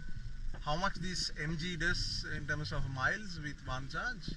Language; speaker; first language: English; non-native, local second language; Sinhala